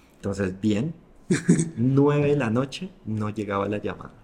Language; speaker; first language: Spanish; native; Spanish